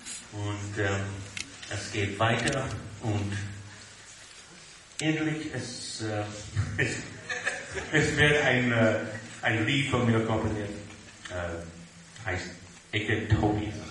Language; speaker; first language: German; non-native, learner; English